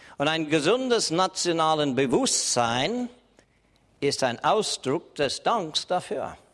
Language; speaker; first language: German; non-native, fluent; English